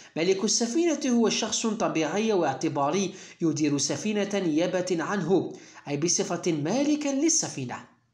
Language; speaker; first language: Arabic; native; Arabic